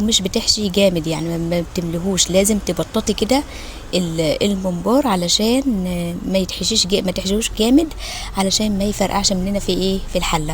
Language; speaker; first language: Arabic; native; Arabic